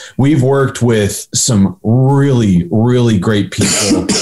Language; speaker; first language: English; native; English